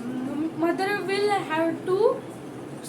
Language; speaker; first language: English; non-native, learner; Marathi